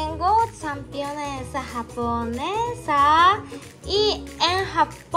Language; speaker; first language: Spanish; non-native, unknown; Japanese